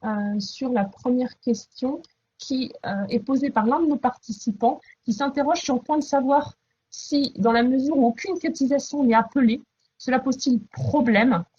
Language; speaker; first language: French; native; French